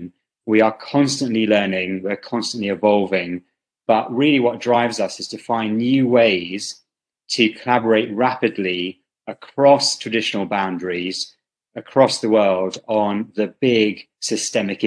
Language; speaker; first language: English; native; English